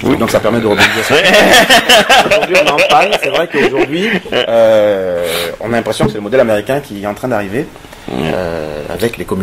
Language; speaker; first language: French; native; French